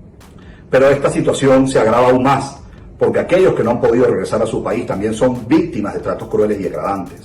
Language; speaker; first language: Spanish; native; Spanish